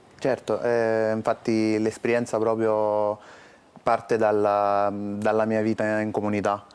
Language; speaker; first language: Italian; early bilingual, other home language; Arabic